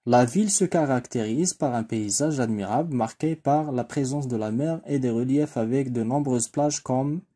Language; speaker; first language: French; non-native, local second language; Arabic